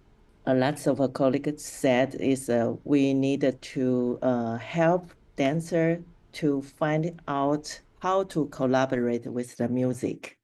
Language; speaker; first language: English; non-native, local second language; Chinese